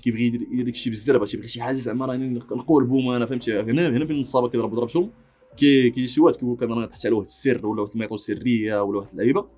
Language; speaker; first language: Arabic; native; Arabic